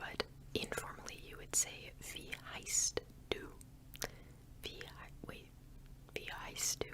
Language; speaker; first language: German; non-native, learner; English